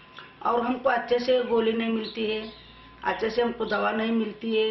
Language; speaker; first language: Hindi; non-native, local second language; Marathi